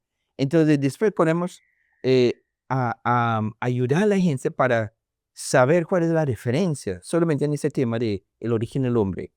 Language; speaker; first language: Spanish; non-native, learner; English